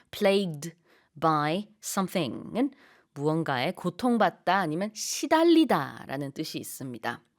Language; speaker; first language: Korean; native; Korean